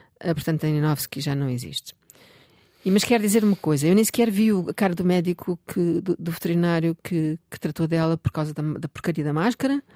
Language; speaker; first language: Portuguese; native; Portuguese